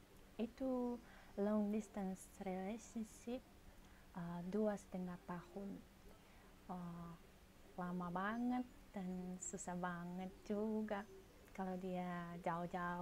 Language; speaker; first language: Indonesian; non-native, learner; Polish